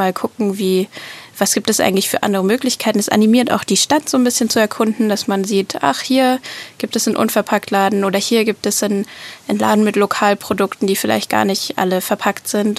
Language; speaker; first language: German; native; German